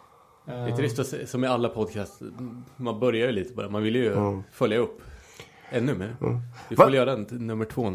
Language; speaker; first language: Swedish; native; Swedish